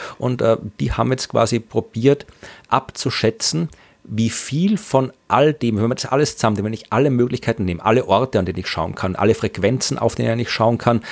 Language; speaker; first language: German; native; German